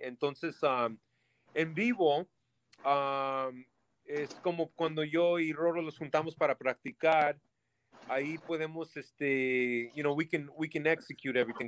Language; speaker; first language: Spanish; early bilingual, heritage; Spanish